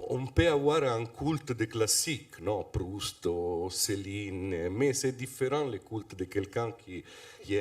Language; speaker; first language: French; non-native, fluent; Italian